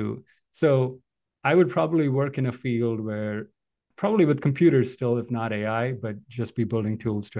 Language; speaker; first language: English; non-native, local second language; Malayalam